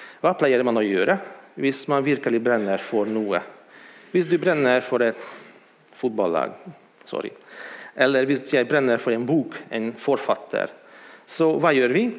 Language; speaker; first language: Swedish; non-native, fluent; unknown